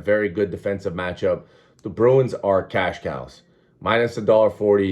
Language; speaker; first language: English; native; English